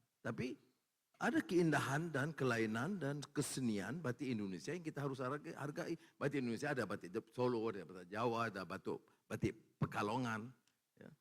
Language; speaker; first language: Malay; native; Malay